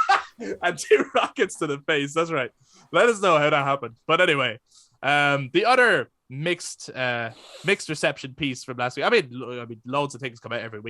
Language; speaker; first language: English; native; English